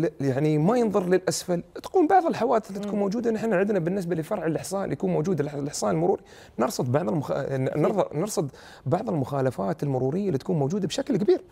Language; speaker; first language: Arabic; native; Arabic